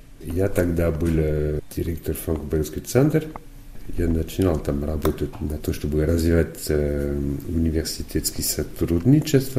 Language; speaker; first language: Russian; non-native, fluent; French